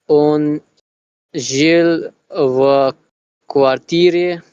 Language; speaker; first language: Russian; non-native, learner; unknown